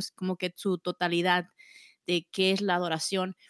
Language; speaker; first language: Spanish; early bilingual, heritage; Spanish